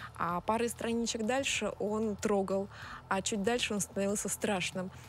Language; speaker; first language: Russian; native; Russian